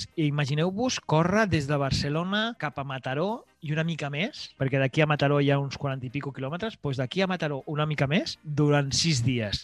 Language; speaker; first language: Catalan; native; Catalan